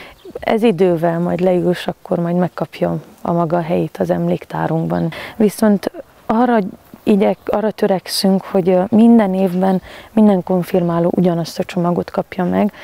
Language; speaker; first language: Hungarian; native; Hungarian